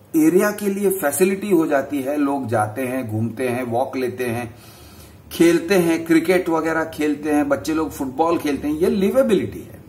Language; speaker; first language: Hindi; non-native, local second language; Gujarati